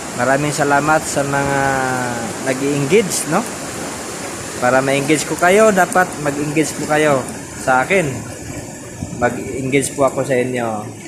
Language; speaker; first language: Filipino; non-native, local second language; Cebuano